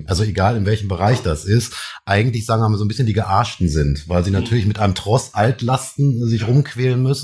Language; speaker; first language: German; native; German